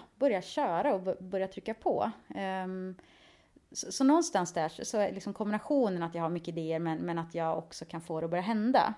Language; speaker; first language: Swedish; native; Swedish